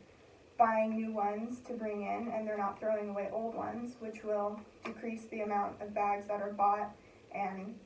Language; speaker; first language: English; native; English